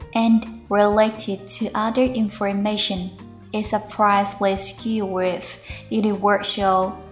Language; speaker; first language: English; non-native, fluent; Chinese